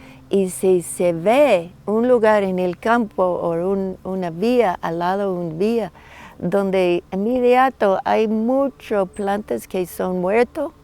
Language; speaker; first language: Spanish; non-native, learner; English